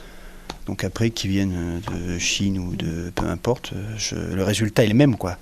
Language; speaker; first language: French; native; French